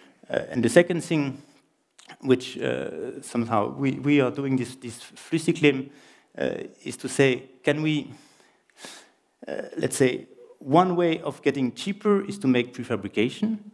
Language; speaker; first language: English; non-native, fluent; French